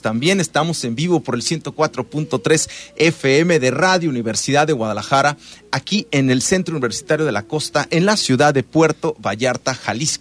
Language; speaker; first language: Spanish; native; Spanish